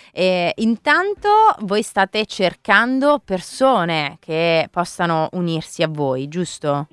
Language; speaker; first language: Italian; native; Italian